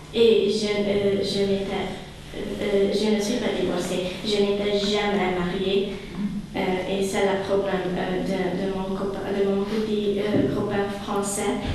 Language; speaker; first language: French; non-native, learner; Hungarian